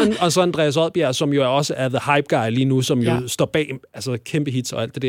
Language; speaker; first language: Danish; native; Danish